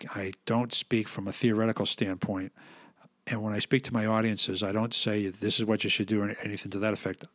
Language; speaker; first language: English; native; English